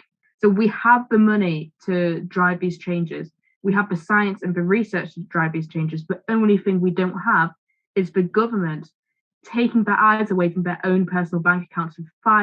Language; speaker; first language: English; native; English